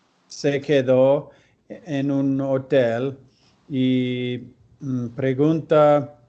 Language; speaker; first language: Spanish; non-native, learner; English